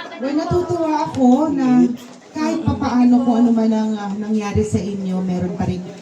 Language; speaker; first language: Filipino; native; Filipino